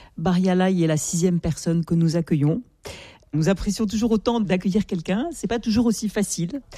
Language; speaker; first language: French; native; French